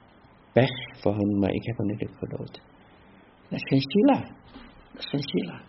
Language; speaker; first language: Dutch; non-native, fluent; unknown